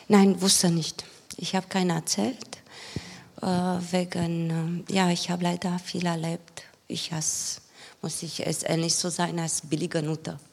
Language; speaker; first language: German; non-native, learner; Romanian